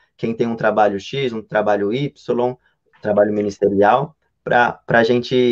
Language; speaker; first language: Portuguese; native; Portuguese